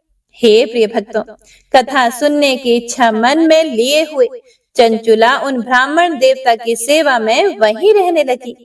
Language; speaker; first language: Hindi; native; Hindi